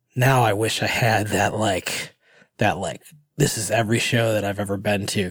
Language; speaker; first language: English; native; English